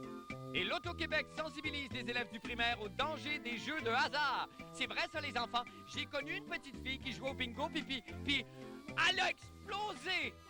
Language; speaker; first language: French; native; French